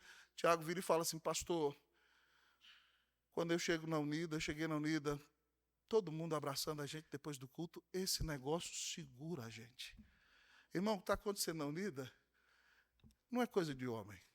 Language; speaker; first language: Portuguese; native; Portuguese